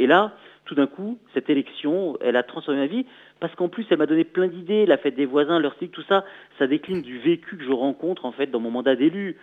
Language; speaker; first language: French; native; French